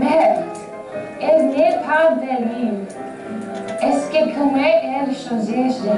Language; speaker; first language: French; non-native, learner; English